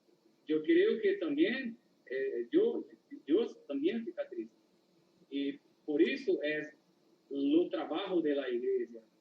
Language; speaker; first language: Spanish; non-native, learner; Portuguese